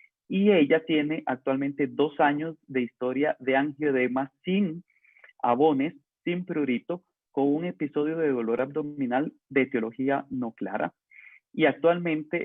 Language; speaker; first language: Spanish; native; Spanish